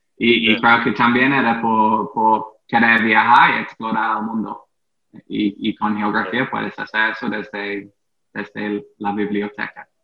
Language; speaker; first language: Spanish; non-native, fluent; English